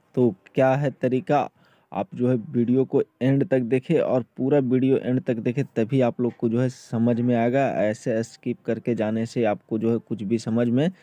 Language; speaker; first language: Hindi; native; Hindi